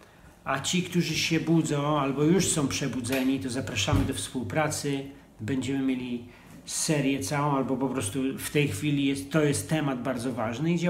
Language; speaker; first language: Polish; native; Polish